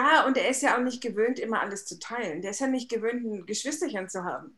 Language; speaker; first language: German; native; German